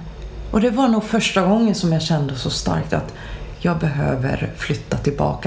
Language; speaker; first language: Swedish; early bilingual, other home language; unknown